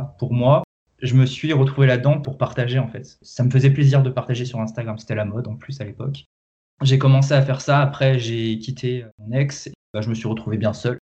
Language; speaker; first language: French; native; French